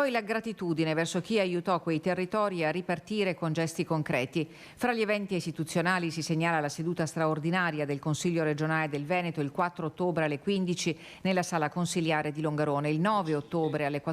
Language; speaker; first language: Italian; native; Italian